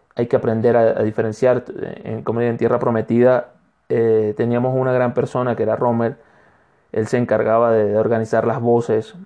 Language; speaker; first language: Spanish; native; Spanish